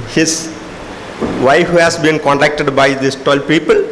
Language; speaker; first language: English; non-native, local second language; Malayalam